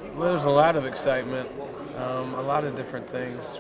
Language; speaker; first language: English; native; English